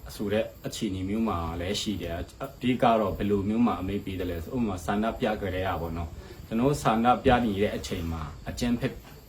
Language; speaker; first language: Burmese; non-native, local second language; Hakha Chin